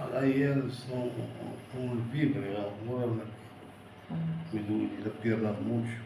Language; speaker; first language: Spanish; non-native, learner; Arabic